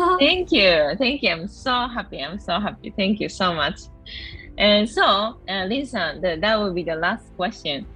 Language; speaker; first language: English; non-native, fluent; Japanese